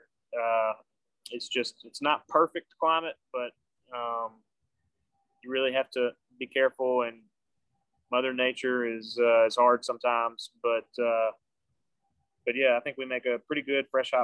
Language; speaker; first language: English; native; English